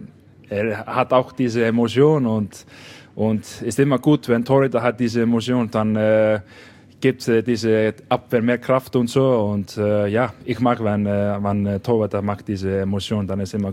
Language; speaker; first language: German; non-native, learner; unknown